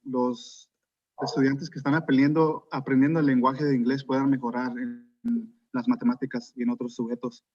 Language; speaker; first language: Spanish; early bilingual, heritage; Spanish